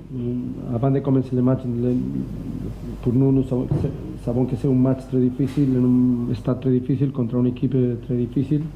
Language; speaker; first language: French; non-native, learner; Spanish